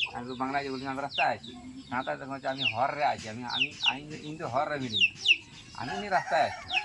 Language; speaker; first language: Bangla; non-native, local second language; Santali